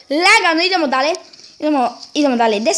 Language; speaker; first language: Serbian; early bilingual, heritage; Serbian